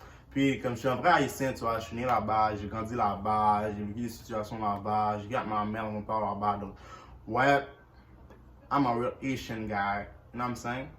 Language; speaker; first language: French; early bilingual, other home language; Haitian Creole